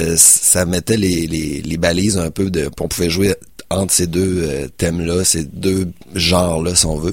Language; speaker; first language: French; native; French